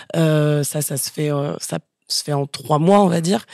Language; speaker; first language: French; native; French